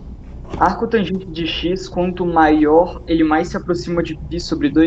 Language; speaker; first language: Portuguese; native; Portuguese